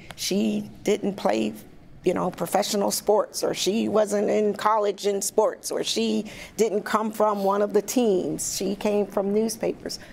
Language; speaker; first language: English; native; English